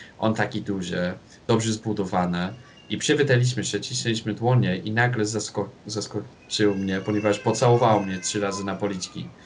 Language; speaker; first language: Polish; non-native, fluent; English